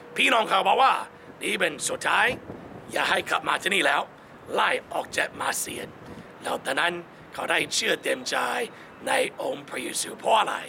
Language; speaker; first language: Thai; non-native, fluent; English